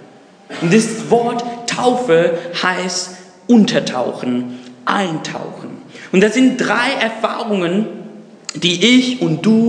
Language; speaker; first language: German; non-native, fluent; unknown